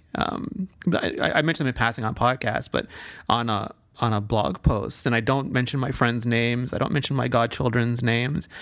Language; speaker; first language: English; native; English